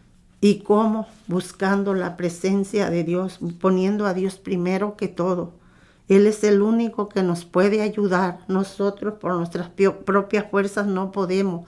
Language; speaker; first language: Spanish; native; Spanish